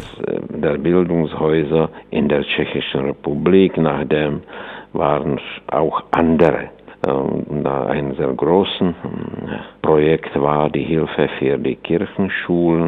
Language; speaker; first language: German; non-native, fluent; Czech